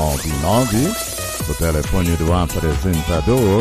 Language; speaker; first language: Portuguese; native; Portuguese